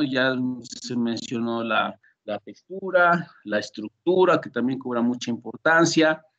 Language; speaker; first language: Spanish; native; Spanish